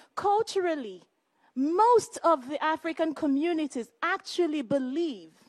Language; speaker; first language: English; non-native, local second language; Igbo